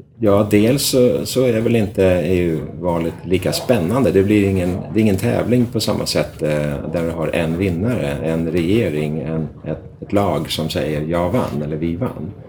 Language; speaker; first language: Swedish; native; Swedish